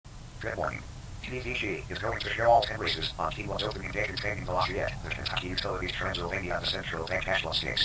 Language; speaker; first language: English; native; English